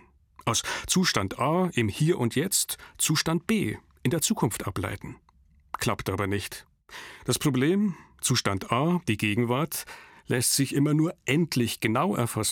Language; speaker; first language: German; native; German